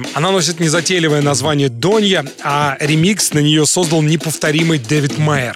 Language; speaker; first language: Russian; native; Russian